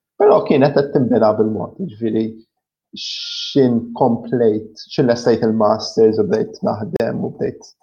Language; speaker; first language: Maltese; early bilingual, other home language; English